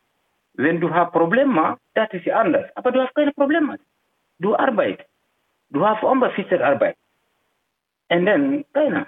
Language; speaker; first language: German; non-native, learner; Fula